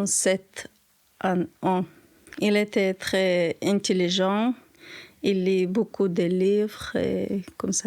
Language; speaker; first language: French; non-native, learner; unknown